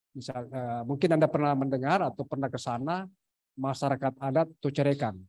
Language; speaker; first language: Indonesian; native; Indonesian